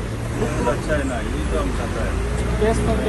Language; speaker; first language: Hindi; non-native, local second language; Khasi